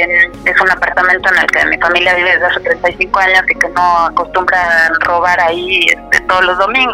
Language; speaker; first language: Spanish; native; Spanish